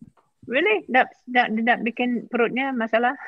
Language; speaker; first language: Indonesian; non-native, fluent; English